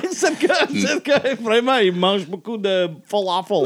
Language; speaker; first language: French; non-native, learner; English